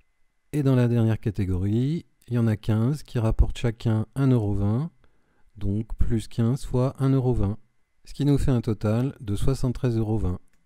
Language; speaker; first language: French; native; French